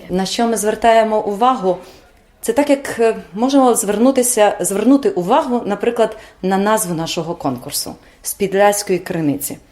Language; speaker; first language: Ukrainian; native; Ukrainian